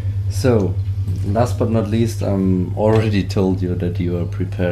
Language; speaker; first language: English; non-native, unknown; German